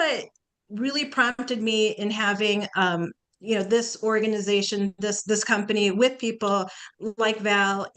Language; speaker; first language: English; early bilingual, other home language; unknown